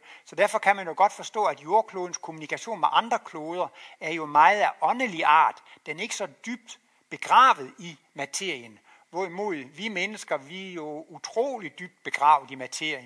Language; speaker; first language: Danish; native; Danish